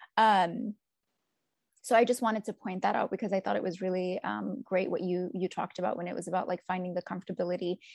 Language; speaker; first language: English; native; English